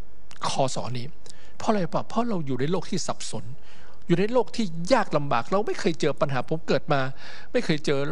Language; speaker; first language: Thai; native; Thai